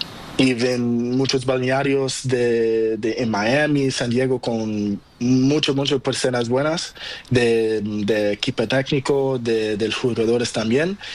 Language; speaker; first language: Spanish; non-native, learner; Portuguese